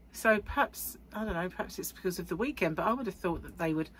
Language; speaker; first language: English; native; English